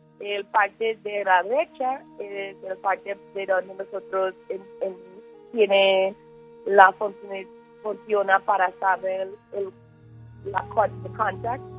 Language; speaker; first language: Spanish; non-native, learner; English